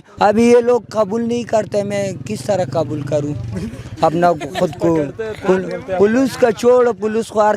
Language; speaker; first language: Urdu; non-native, local second language; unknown